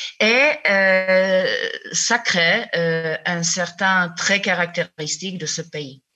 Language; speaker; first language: French; non-native, fluent; Czech